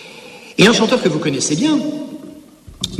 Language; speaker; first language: French; native; French